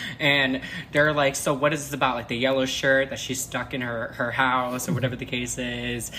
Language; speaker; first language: English; native; English